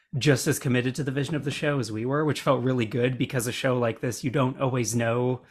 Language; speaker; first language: English; native; English